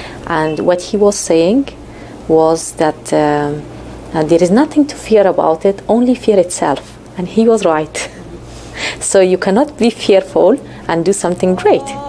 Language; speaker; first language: English; non-native, fluent; Persian